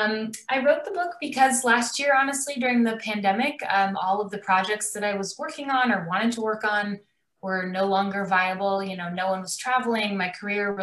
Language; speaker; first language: English; native; English